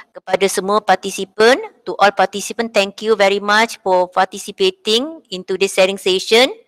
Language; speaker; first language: English; non-native, local second language; Malay